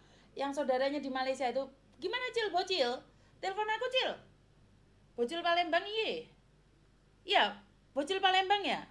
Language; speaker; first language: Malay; non-native, local second language; Javanese